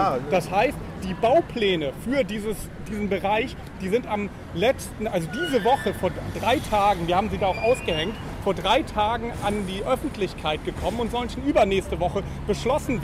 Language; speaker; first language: German; native; German